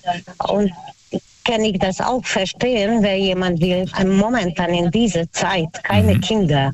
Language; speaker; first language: German; non-native, learner; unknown